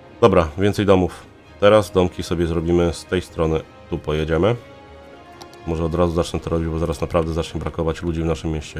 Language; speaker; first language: Polish; native; Polish